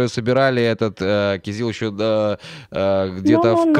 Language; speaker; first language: Russian; native; Russian